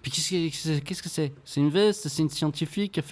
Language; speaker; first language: French; native; French